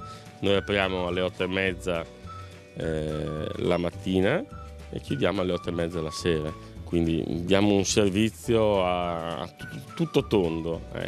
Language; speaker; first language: Italian; native; Italian